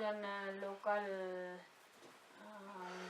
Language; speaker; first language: English; non-native, learner; Ladakhi